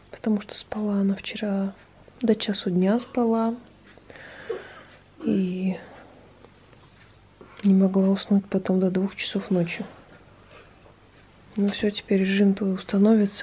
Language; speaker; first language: Russian; native; Russian